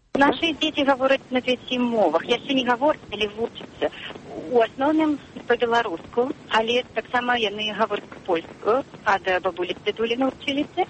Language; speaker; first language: Belarusian; non-native, local second language; Russian